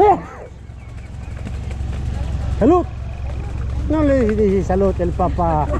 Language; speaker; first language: Spanish; non-native, learner; Filipino